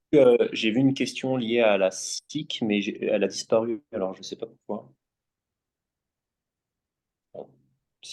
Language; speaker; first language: French; native; French